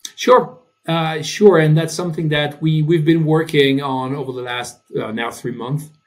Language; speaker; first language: English; non-native, fluent; French